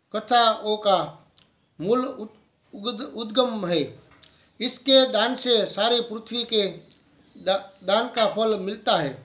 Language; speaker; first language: Hindi; non-native, local second language; Gujarati